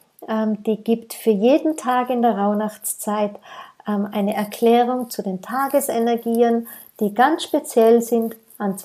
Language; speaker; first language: German; native; German